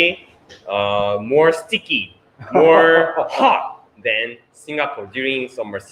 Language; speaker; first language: English; non-native, learner; Korean